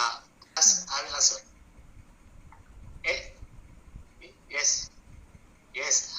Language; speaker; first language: English; non-native, learner; Indonesian